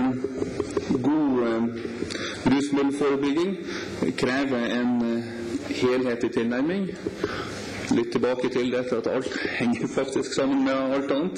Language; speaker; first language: Norwegian; native; Norwegian